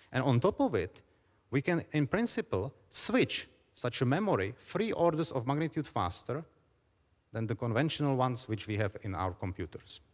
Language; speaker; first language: English; non-native, fluent; Czech